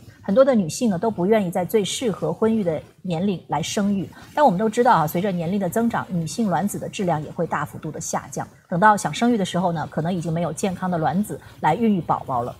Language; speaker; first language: Chinese; native; Chinese